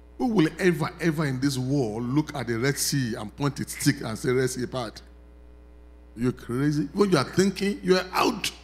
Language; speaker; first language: English; non-native, local second language; Yoruba